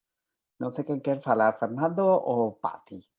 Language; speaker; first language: Portuguese; non-native, fluent; Spanish